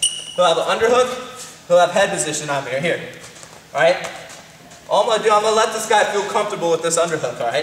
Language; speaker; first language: English; native; English